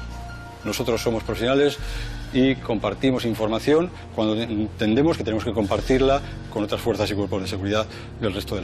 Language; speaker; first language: Spanish; native; Spanish